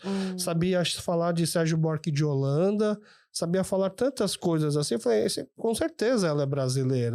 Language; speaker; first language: Portuguese; early bilingual, other home language; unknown